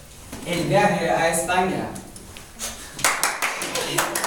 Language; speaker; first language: Spanish; non-native, learner; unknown